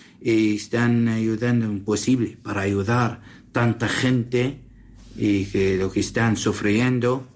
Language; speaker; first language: Spanish; non-native, learner; Assyrian Neo-Aramaic